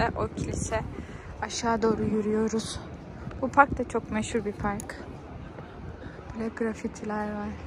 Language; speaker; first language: Turkish; early bilingual, heritage; Turkish